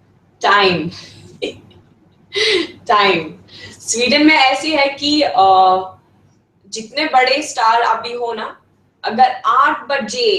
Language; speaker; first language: Hindi; non-native, fluent; Swedish